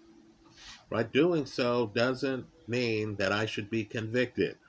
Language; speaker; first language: English; native; English